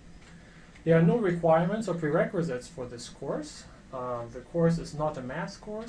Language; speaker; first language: English; non-native, fluent; German